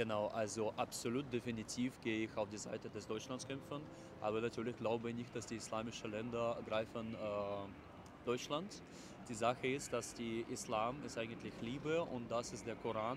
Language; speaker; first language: German; non-native, learner; Russian